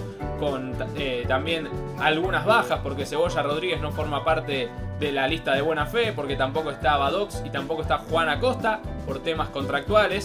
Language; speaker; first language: Spanish; native; Spanish